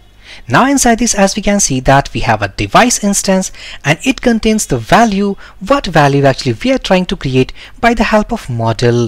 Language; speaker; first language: English; non-native, local second language; Hindi